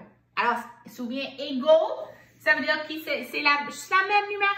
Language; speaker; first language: French; non-native, local second language; English